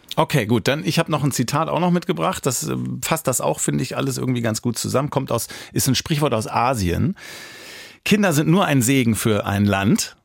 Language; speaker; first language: German; native; German